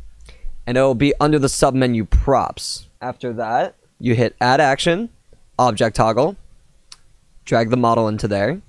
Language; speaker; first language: English; native; English